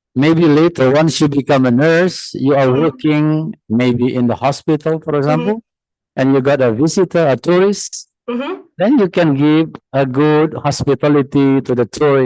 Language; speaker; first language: English; non-native, fluent; Indonesian